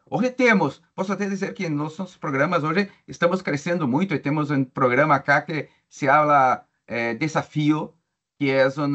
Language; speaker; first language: Spanish; non-native, learner; Portuguese